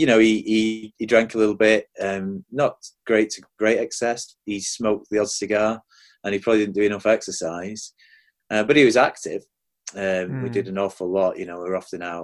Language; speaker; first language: English; native; English